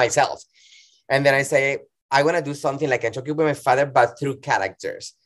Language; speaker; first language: English; non-native, fluent; Spanish